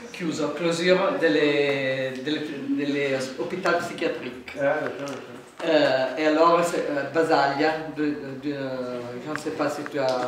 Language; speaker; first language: French; non-native, fluent; Italian